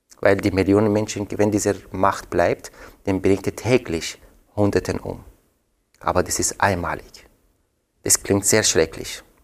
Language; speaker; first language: German; non-native, fluent; Persian